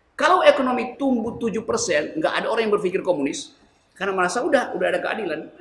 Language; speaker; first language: Indonesian; native; Indonesian